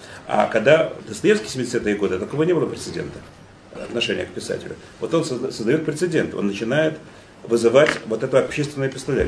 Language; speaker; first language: Russian; native; Russian